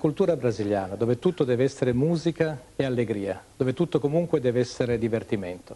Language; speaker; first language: Italian; native; Italian